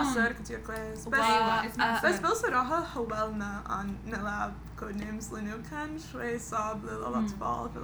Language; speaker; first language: Arabic; non-native, learner; English